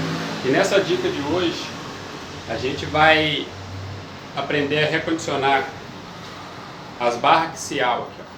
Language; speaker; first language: Portuguese; native; Portuguese